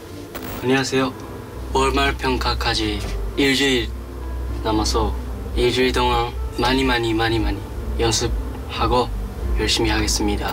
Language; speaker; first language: Korean; non-native, learner; Japanese